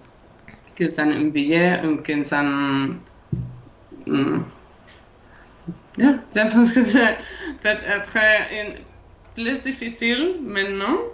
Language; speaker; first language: French; non-native, learner; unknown